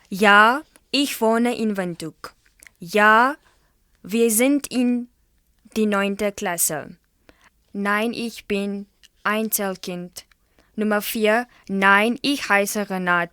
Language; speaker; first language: German; non-native, learner; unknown